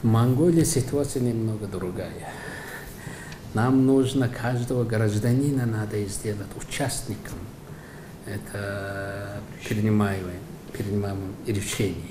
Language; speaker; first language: Russian; non-native, fluent; Mongolian